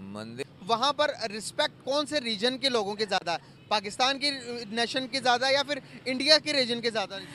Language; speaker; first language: Urdu; native; Urdu